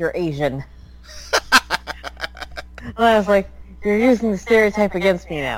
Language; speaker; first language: English; early bilingual, other home language; Filipino